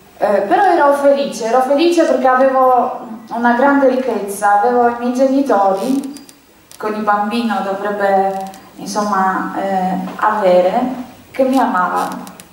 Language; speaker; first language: Italian; non-native, fluent; Polish